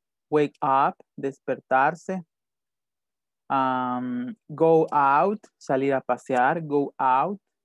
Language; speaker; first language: English; non-native, fluent; Spanish